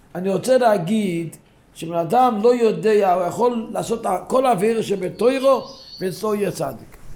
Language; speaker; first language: Hebrew; non-native, local second language; Yiddish